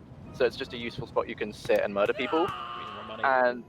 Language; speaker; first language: English; native; English